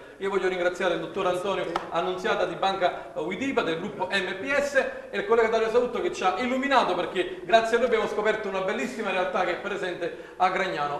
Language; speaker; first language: Italian; native; Italian